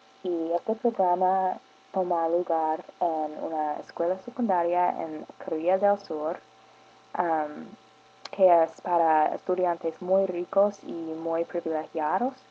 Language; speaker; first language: Spanish; non-native, learner; English